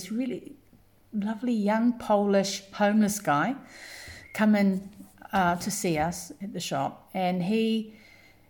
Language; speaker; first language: English; native; English